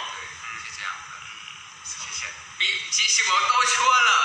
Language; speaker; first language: Chinese; non-native, learner; Thai